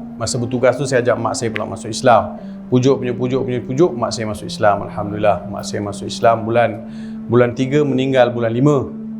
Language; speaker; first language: Malay; non-native, local second language; Tamil